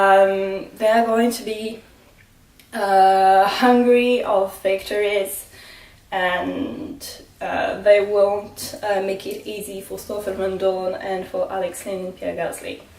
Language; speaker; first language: English; non-native, fluent; French